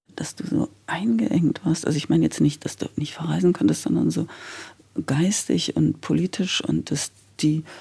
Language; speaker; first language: German; native; German